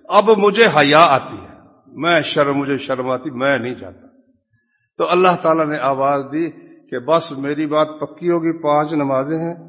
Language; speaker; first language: Urdu; non-native, local second language; Punjabi